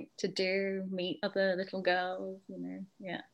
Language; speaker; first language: English; native; English